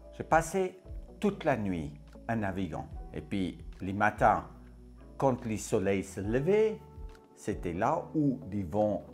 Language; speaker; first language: French; non-native, fluent; Afrikaans